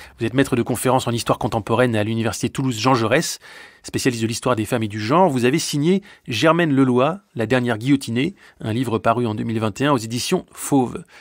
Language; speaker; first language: French; native; French